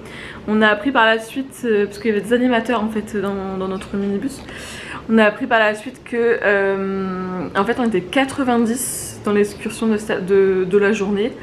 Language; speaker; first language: French; native; French